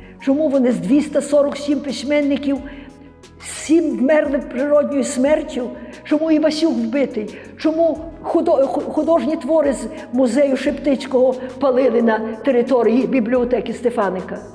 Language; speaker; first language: Ukrainian; native; Ukrainian